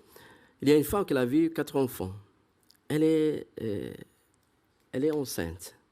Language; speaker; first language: French; non-native, fluent; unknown